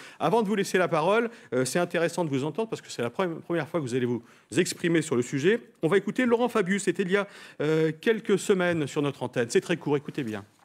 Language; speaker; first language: French; native; French